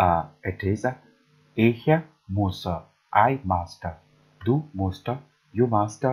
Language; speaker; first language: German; non-native, learner; English